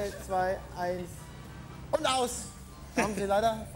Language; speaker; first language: German; native; German